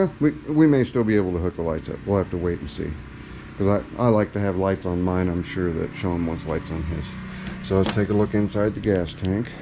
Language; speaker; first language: English; native; English